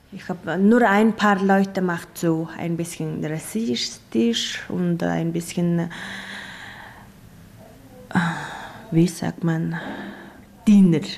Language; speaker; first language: German; non-native, learner; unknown